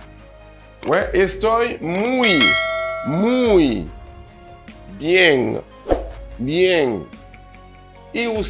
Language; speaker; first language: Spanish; non-native, fluent; Haitian Creole